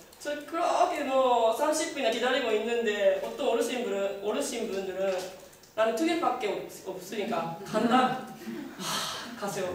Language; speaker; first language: Korean; non-native, learner; Japanese